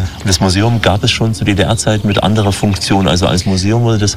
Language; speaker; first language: German; native; German